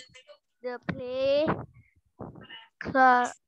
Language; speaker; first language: English; non-native, learner; Thai